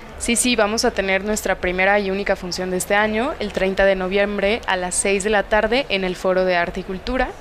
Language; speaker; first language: Spanish; native; Spanish